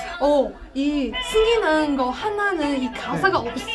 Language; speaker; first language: Korean; non-native, learner; Chinese